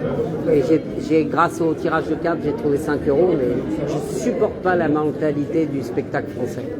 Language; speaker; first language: French; native; French